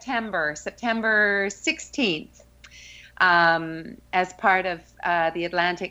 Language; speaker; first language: English; native; English